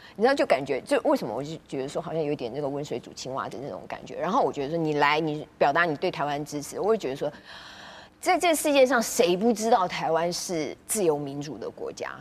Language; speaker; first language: Chinese; native; Chinese